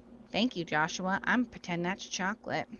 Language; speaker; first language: English; native; English